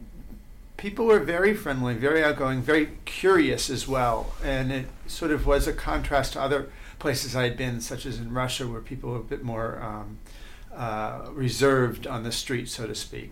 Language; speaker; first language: English; native; English